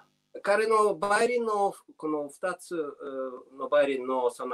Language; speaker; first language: Japanese; non-native, learner; Russian